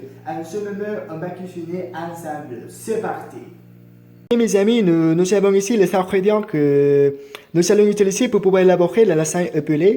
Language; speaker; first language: French; non-native, learner; Spanish